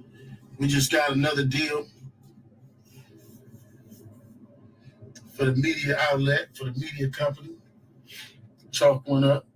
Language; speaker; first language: English; native; English